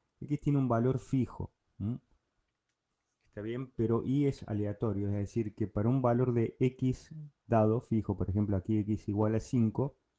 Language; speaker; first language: Spanish; native; Spanish